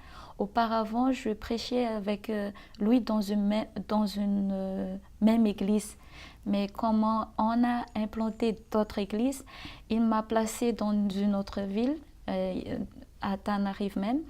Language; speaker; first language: French; non-native, local second language; Malagasy